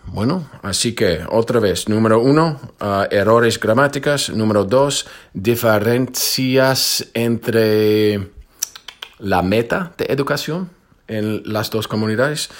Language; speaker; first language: Spanish; non-native, fluent; English